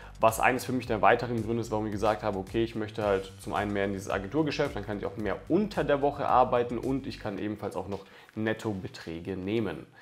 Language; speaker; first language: German; native; German